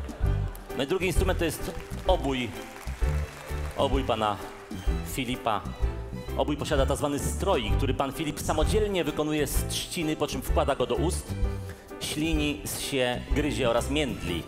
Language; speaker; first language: Polish; native; Polish